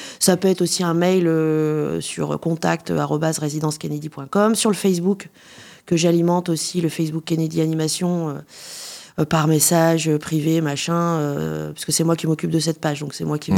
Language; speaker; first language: French; native; French